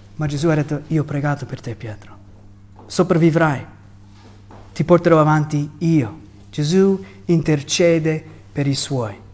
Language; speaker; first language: Italian; non-native, fluent; English